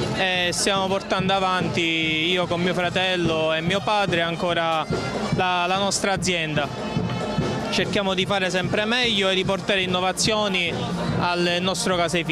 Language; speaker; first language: Italian; native; Italian